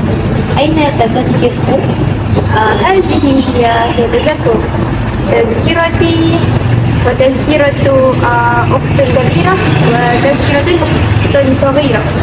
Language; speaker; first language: Arabic; non-native, learner; Malay